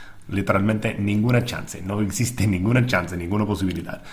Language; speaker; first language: Spanish; non-native, fluent; English